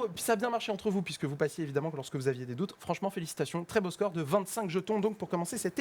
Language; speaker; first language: French; native; French